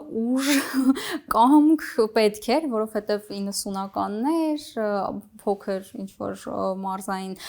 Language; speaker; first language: Armenian; native; Armenian